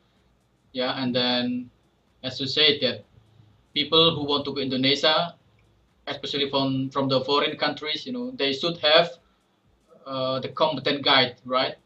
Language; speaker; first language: English; non-native, fluent; Indonesian